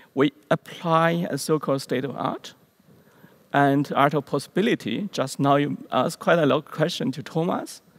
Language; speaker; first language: English; non-native, learner; Chinese